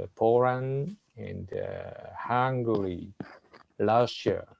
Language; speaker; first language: English; non-native, learner; Japanese